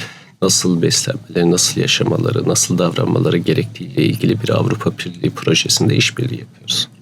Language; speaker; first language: Turkish; native; Turkish